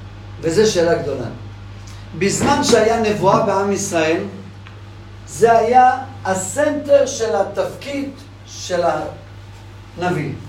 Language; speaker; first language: Hebrew; non-native, fluent; English